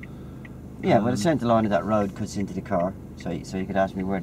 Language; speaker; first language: English; native; English